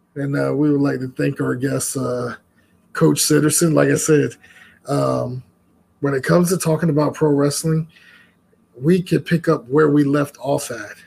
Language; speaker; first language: English; native; English